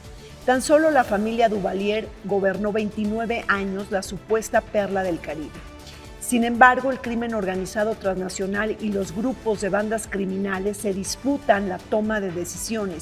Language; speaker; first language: Spanish; native; Spanish